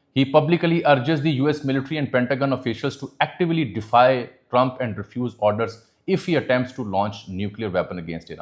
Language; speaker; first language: English; non-native, local second language; Urdu